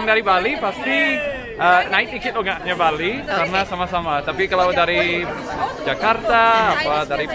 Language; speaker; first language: Indonesian; non-native, learner; English